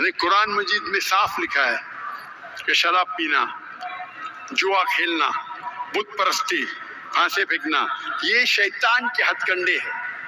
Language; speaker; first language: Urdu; non-native, local second language; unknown